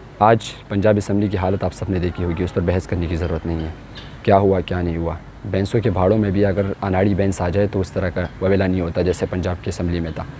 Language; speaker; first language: Urdu; non-native, local second language; Pashto